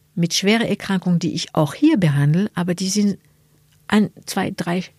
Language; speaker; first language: German; non-native, fluent; French